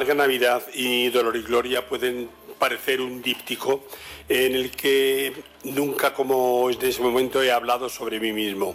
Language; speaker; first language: Spanish; native; Spanish